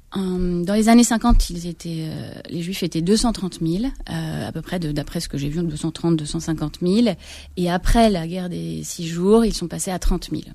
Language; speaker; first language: French; native; French